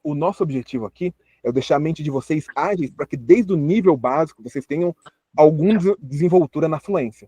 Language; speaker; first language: Portuguese; native; Portuguese